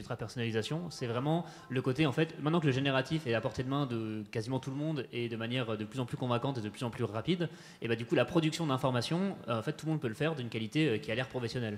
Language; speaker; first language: French; native; French